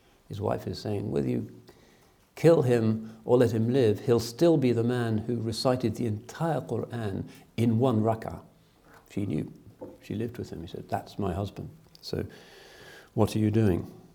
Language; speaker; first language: English; native; English